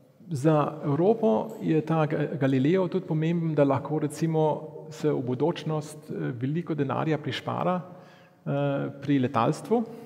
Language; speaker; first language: Slovenian; early bilingual, heritage; Slovenian